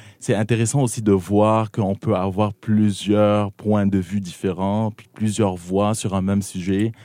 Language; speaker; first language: French; non-native, local second language; Arabic